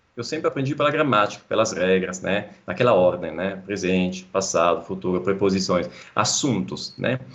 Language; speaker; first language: Portuguese; non-native, fluent; Italian